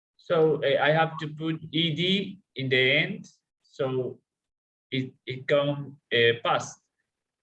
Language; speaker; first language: English; non-native, learner; Spanish